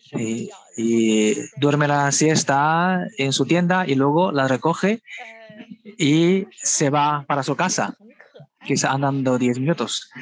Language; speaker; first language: Spanish; non-native, fluent; Chinese